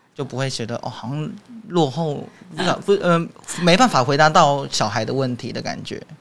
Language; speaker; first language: Chinese; native; Chinese